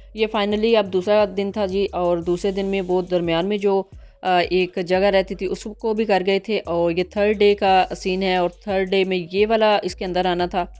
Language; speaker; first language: Urdu; non-native, local second language; Punjabi